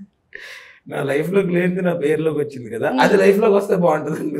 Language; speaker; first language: Telugu; native; Telugu